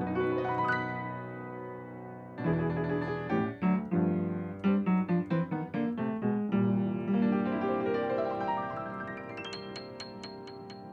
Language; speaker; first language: English; non-native, learner; French